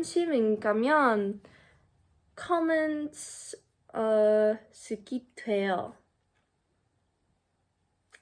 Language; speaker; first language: Korean; non-native, learner; English